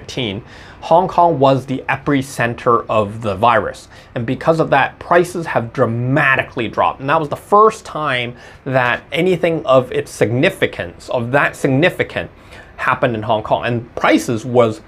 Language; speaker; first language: English; non-native, local second language; Cantonese